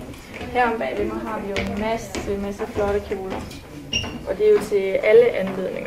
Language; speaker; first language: Danish; native; Danish